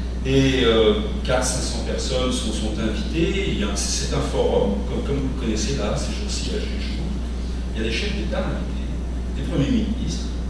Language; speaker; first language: French; native; French